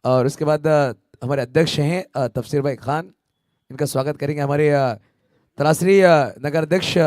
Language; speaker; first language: Hindi; non-native, local second language; Marathi